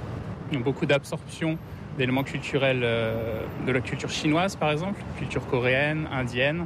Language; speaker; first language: French; native; French